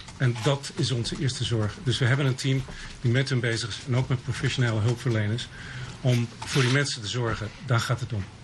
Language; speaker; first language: Dutch; native; Dutch